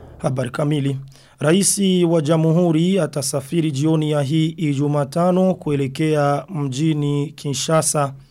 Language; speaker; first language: Swahili; non-native, local second language; Rundi